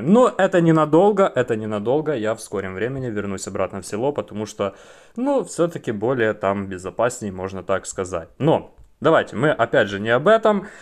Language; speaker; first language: Russian; native; Russian